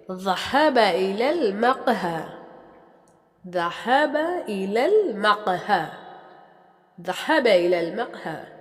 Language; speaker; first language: Arabic; non-native, fluent; Urdu